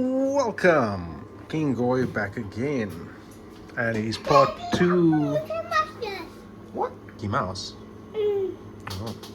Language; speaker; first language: English; native; English